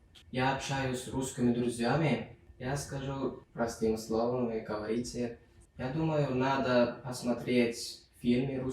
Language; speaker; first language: Russian; non-native, learner; Turkmen